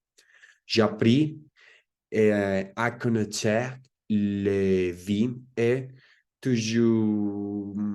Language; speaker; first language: French; non-native, learner; Spanish